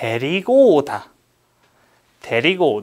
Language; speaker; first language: Korean; non-native, fluent; English